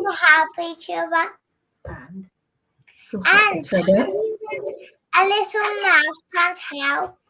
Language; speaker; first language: English; early bilingual, other home language; Russian